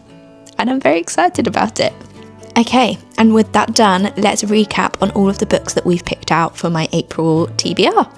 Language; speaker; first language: English; native; English